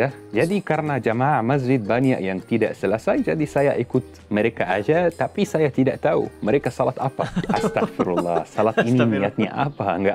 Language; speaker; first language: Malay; non-native, fluent; Arabic